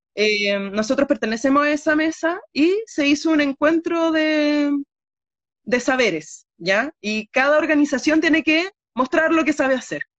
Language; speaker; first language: Spanish; native; Spanish